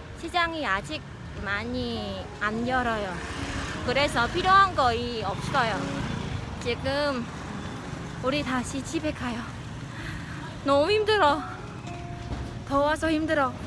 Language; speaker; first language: Korean; non-native, local second language; Vietnamese